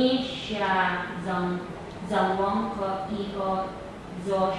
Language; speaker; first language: Chinese; non-native, learner; English